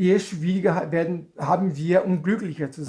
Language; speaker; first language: German; non-native, learner; Portuguese